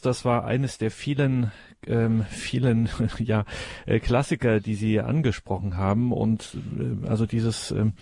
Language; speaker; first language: German; native; German